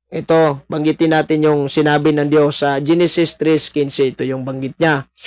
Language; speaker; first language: Filipino; non-native, local second language; Cebuano